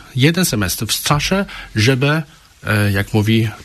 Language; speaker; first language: Polish; non-native, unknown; Chinese